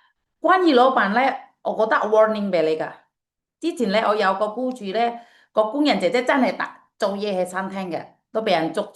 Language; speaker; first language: Cantonese; non-native, fluent; Indonesian